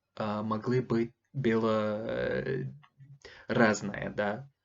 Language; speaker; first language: Russian; non-native, learner; English